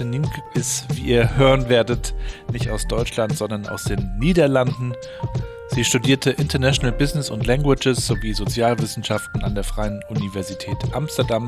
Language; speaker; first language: German; native; German